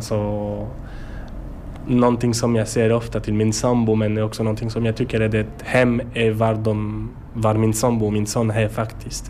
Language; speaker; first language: Swedish; non-native, learner; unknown